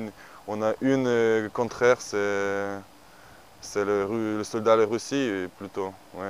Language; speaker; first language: French; non-native, learner; Ukrainian